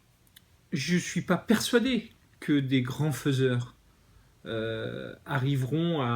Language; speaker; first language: French; native; French